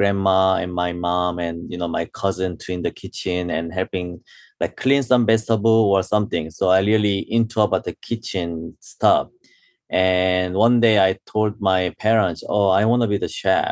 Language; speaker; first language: English; non-native, learner; Korean